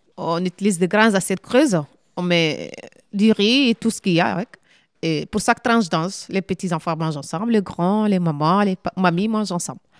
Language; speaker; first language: French; non-native, local second language; Fula